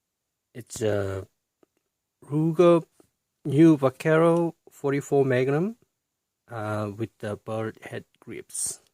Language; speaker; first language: English; non-native, fluent; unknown